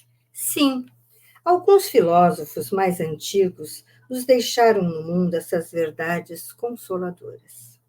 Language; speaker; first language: Portuguese; native; Portuguese